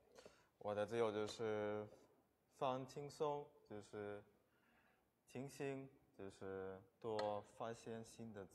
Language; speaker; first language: Chinese; non-native, fluent; Russian